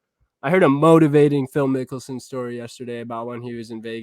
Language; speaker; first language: English; native; English